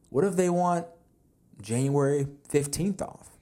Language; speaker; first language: English; native; English